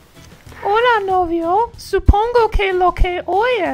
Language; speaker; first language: Spanish; non-native, learner; English